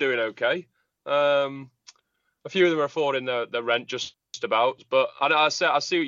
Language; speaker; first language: English; native; English